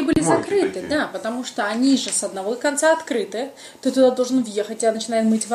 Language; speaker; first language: Russian; native; Russian